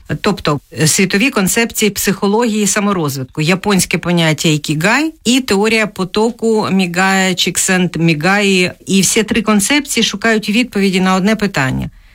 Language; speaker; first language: Ukrainian; native; Ukrainian